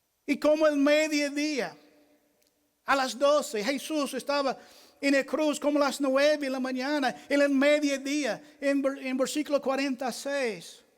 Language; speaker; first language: Spanish; non-native, fluent; English